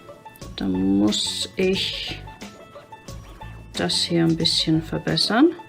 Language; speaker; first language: German; non-native, fluent; English